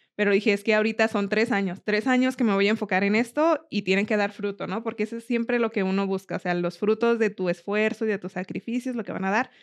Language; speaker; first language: Spanish; native; Spanish